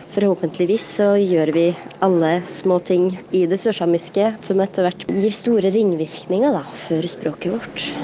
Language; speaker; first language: Norwegian; native; Norwegian